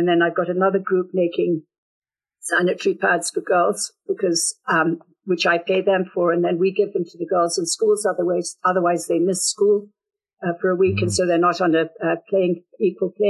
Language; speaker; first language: English; native; English